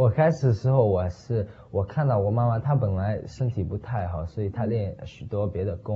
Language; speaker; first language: Chinese; early bilingual, heritage; Chinese